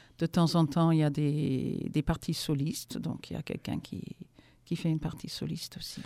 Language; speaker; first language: French; non-native, fluent; English